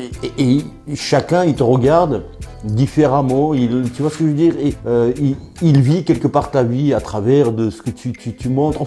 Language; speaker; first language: French; native; French